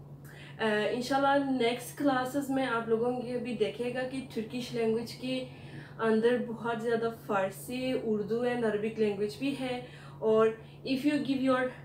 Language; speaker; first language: Hindi; non-native, fluent; Turkish